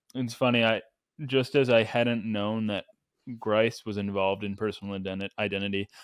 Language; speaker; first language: English; native; English